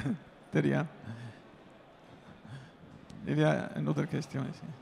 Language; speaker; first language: French; non-native, fluent; German